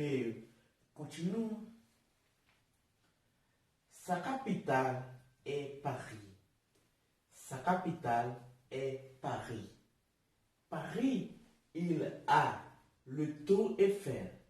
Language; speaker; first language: French; non-native, learner; Portuguese